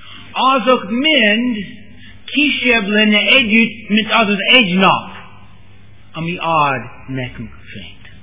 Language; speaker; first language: Hungarian; non-native, learner; English